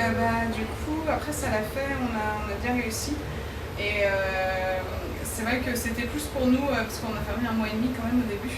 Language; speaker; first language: French; native; French